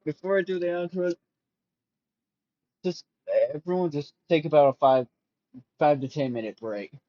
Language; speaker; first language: English; native; English